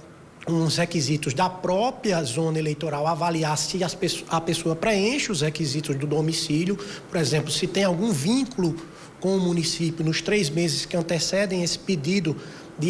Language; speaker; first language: Portuguese; native; Portuguese